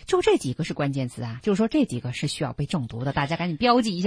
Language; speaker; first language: Chinese; native; Chinese